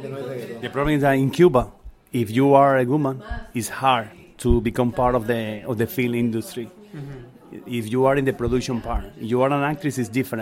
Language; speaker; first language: English; non-native, fluent; Spanish